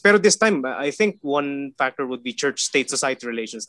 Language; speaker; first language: English; non-native, local second language; Filipino